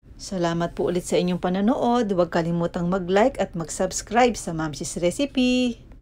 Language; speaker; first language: Filipino; native; Filipino